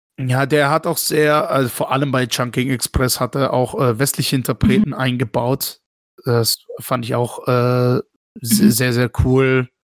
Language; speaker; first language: German; early bilingual, other home language; Russian